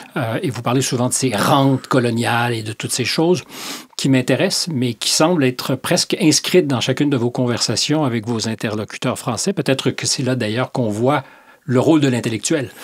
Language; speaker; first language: French; native; French